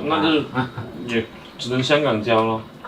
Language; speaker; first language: Chinese; native; Chinese